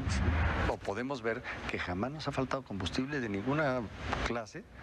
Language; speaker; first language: Spanish; native; Spanish